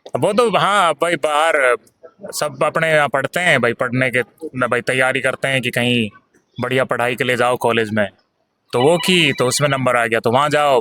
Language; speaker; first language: Hindi; native; Hindi